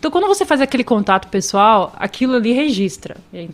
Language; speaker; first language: Portuguese; native; Portuguese